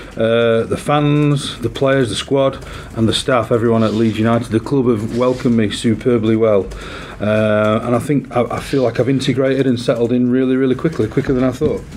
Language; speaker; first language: English; native; English